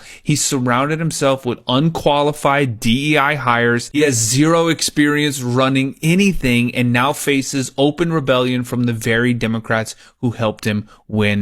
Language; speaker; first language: English; native; English